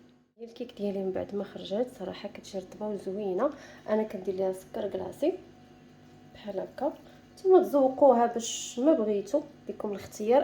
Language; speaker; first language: Arabic; native; Arabic